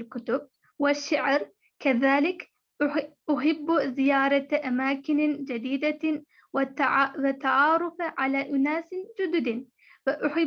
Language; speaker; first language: Arabic; non-native, learner; Turkish